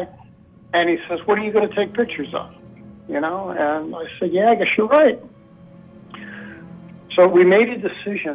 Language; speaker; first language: English; native; English